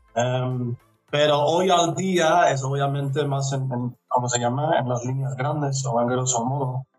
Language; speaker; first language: Spanish; non-native, fluent; Dutch